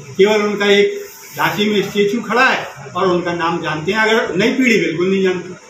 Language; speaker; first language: Hindi; native; Hindi